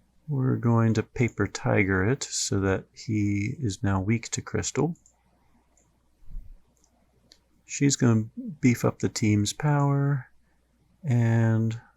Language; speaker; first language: English; native; English